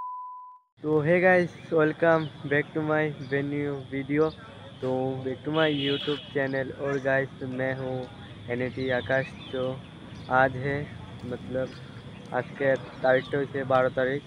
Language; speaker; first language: Hindi; non-native, local second language; Bangla